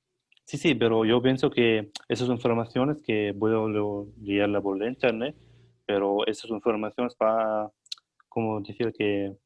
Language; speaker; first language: Spanish; non-native, learner; Arabic